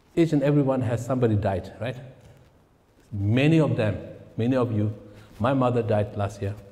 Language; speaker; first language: English; non-native, fluent; Tibetan